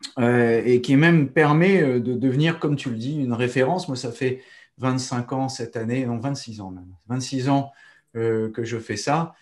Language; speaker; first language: French; native; French